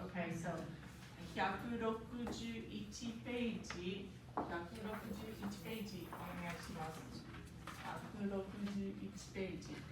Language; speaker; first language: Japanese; non-native, fluent; English